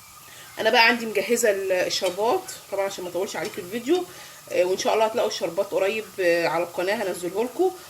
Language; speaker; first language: Arabic; native; Arabic